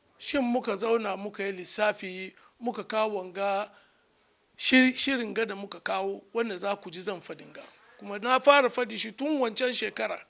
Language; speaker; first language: Hausa; early bilingual, heritage; Hausa